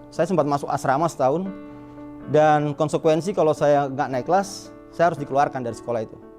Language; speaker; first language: Indonesian; native; Indonesian